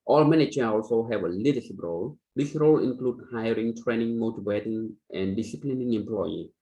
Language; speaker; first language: English; non-native, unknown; Khmer